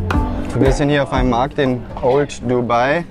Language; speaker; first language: German; native; German